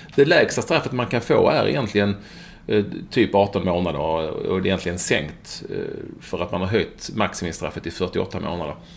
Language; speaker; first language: Swedish; native; Swedish